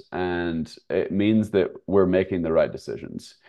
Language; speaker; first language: English; native; English